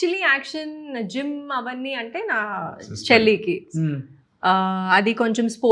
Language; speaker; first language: Telugu; non-native, local second language; Tamil